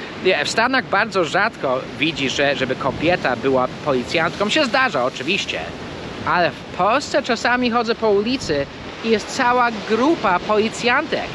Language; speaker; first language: Polish; early bilingual, heritage; Polish